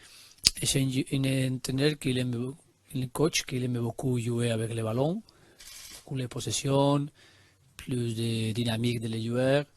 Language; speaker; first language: French; non-native, learner; Spanish